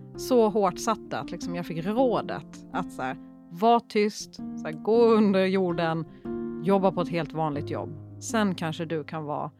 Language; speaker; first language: Swedish; early bilingual, other home language; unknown